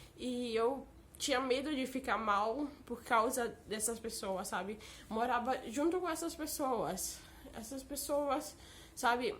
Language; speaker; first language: Portuguese; early bilingual, heritage; Portuguese